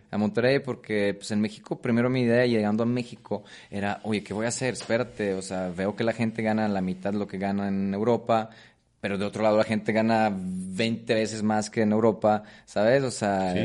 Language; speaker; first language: Spanish; non-native, fluent; Polish